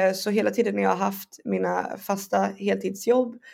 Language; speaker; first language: Swedish; native; Swedish